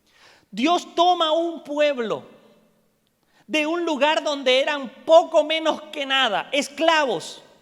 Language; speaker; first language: Spanish; native; Spanish